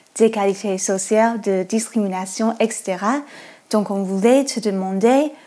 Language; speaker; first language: French; non-native, fluent; English